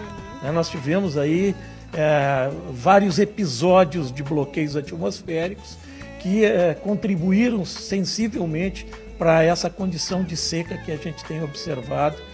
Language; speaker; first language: Portuguese; native; Portuguese